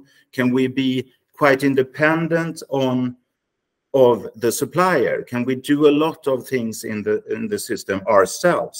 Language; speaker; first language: English; non-native, fluent; Swedish